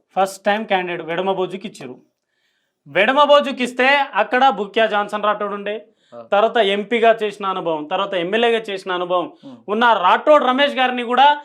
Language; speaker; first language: Telugu; native; Telugu